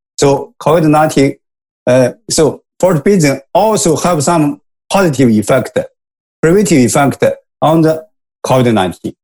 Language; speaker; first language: English; non-native, learner; Japanese